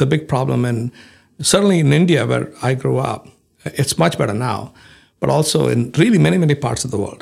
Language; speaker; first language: English; non-native, local second language; Malayalam